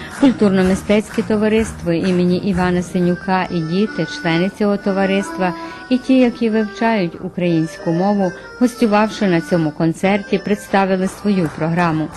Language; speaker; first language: Ukrainian; early bilingual, heritage; Ukrainian